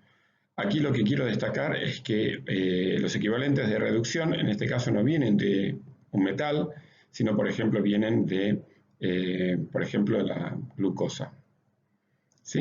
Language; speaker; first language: Spanish; native; Spanish